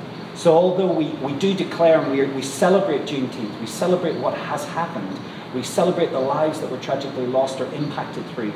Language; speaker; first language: English; native; English